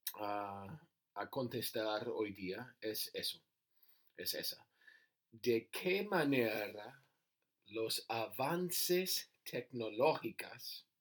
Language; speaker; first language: Spanish; non-native, learner; English